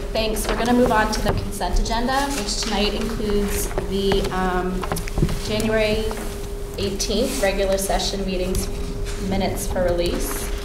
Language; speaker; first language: English; native; English